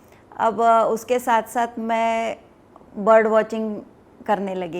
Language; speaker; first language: Hindi; non-native, local second language; Marathi